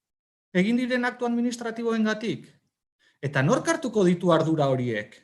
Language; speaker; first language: Basque; native; Basque